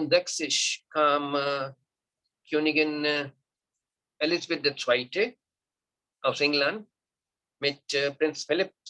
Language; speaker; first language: German; non-native, learner; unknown